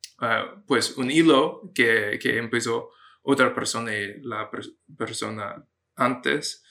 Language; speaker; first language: Spanish; non-native, fluent; English